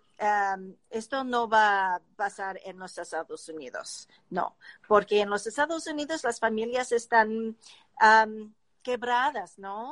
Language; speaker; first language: Spanish; non-native, learner; English